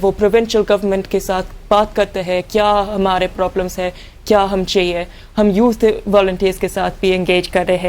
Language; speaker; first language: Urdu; early bilingual, heritage; Urdu